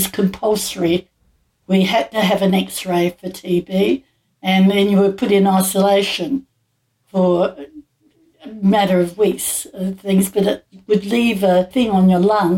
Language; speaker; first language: English; native; English